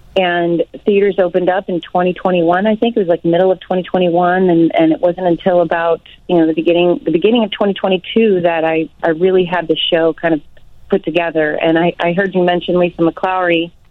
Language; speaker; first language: English; native; English